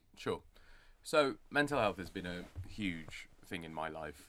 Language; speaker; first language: English; native; English